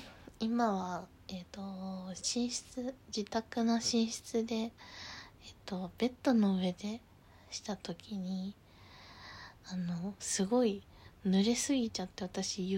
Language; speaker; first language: Japanese; native; Japanese